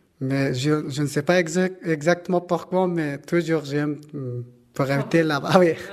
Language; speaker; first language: French; non-native, learner; Persian